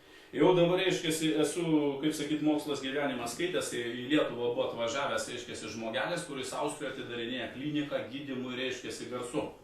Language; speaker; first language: Lithuanian; native; Lithuanian